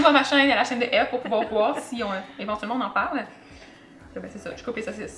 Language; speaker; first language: French; native; French